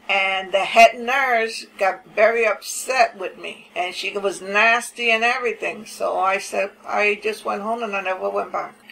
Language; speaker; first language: English; native; English